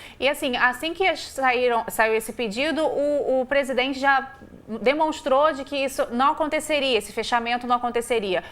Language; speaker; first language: Portuguese; native; Portuguese